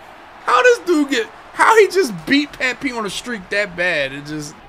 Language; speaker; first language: English; native; English